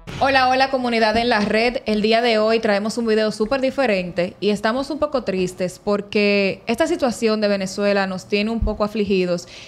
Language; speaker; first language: Spanish; native; Spanish